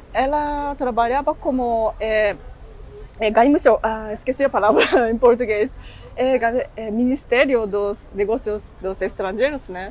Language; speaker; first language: Portuguese; non-native, fluent; Japanese